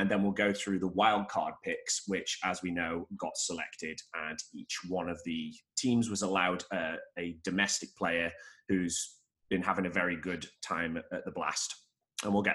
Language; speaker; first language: English; native; English